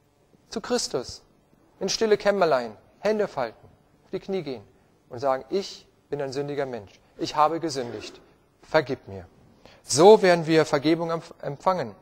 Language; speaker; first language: German; native; German